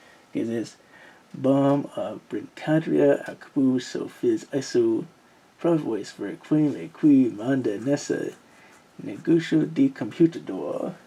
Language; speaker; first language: Portuguese; non-native, learner; English